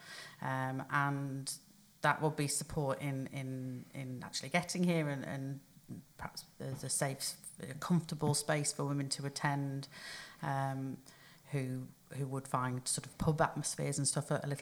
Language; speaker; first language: English; native; English